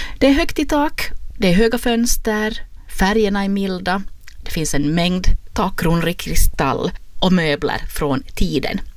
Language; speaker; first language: Swedish; native; Swedish